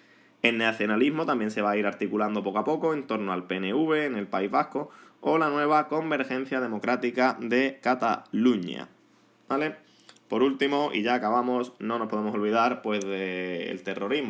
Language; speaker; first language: Spanish; native; Spanish